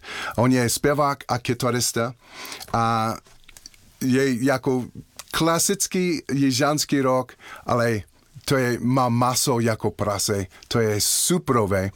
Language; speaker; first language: Czech; non-native, learner; English